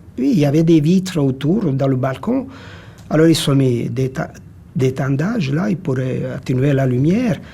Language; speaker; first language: French; non-native, fluent; Italian